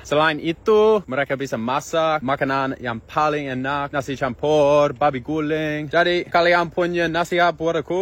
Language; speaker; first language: Indonesian; non-native, learner; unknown